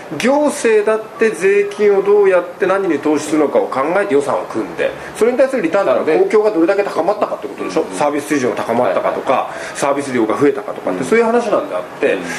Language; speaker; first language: Japanese; native; Japanese